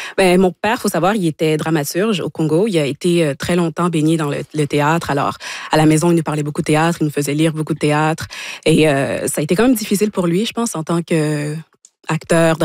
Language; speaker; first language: French; early bilingual, other home language; Lingala